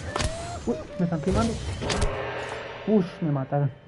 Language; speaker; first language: Spanish; native; Spanish